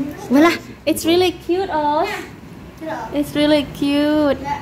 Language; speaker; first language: English; non-native, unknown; Javanese